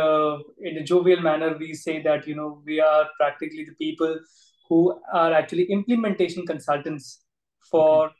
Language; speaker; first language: English; non-native, local second language; Gujarati